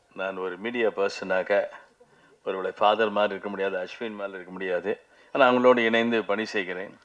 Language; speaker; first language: Tamil; native; Tamil